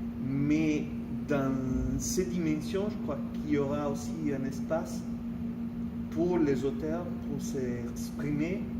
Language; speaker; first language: French; non-native, fluent; Italian